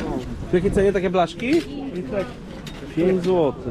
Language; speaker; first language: Polish; native; Polish